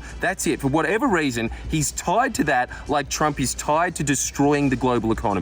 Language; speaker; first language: English; native; English